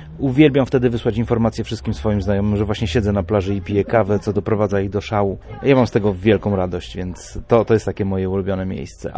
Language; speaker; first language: Polish; native; Polish